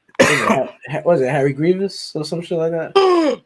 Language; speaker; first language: English; native; English